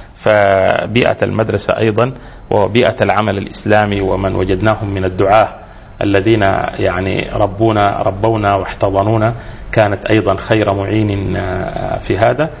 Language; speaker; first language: Arabic; native; Arabic